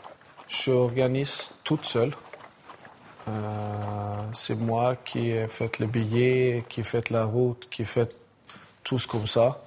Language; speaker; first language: French; non-native, learner; Swedish